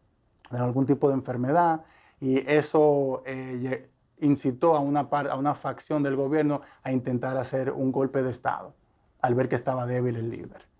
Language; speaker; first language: Spanish; native; Spanish